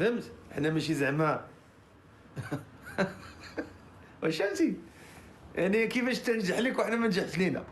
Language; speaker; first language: Arabic; native; Arabic